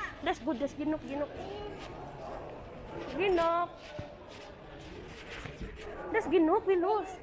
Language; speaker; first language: German; non-native, learner; Filipino